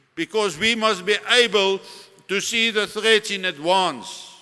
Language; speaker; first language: English; non-native, local second language; Afrikaans